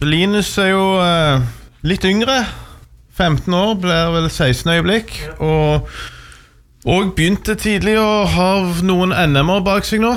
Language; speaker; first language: Norwegian; native; Norwegian